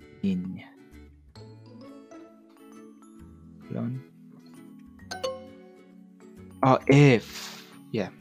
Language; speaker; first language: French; non-native, learner; Mongolian